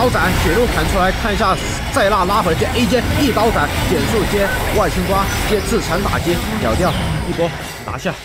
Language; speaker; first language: Chinese; native; Chinese